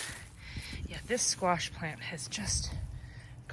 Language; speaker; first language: English; native; English